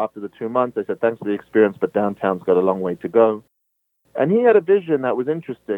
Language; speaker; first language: English; native; English